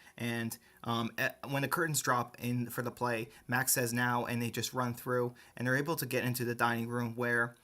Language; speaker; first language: English; native; English